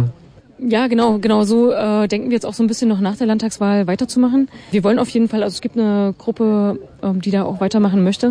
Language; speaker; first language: German; native; German